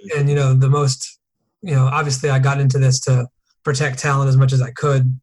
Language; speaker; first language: English; native; English